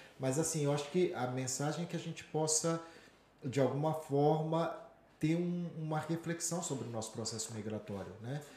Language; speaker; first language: Portuguese; native; Portuguese